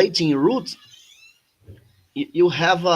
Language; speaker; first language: English; non-native, fluent; Portuguese